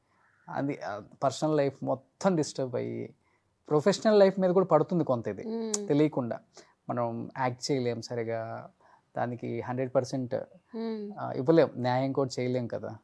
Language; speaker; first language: Telugu; native; Telugu